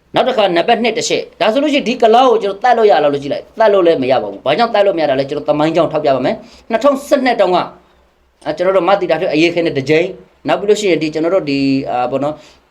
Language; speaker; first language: Burmese; native; Burmese